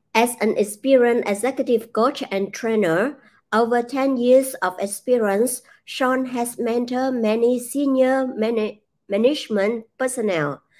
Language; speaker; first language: English; non-native, fluent; Vietnamese